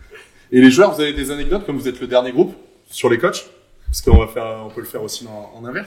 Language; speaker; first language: French; native; French